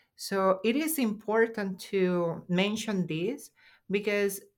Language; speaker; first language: English; non-native, fluent; Spanish